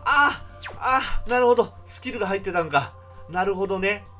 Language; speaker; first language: Japanese; native; Japanese